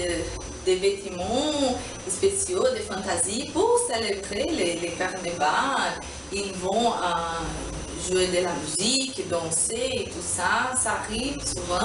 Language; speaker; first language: French; non-native, learner; Portuguese